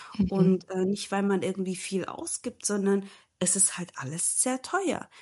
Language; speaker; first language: German; early bilingual, other home language; Turkish